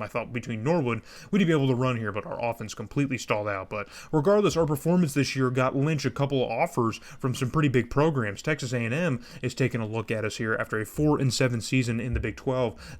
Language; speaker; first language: English; native; English